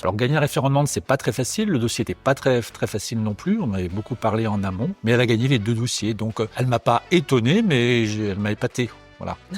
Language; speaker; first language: French; native; French